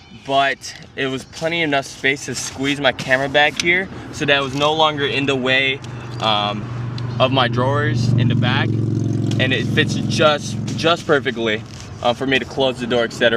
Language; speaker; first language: English; native; English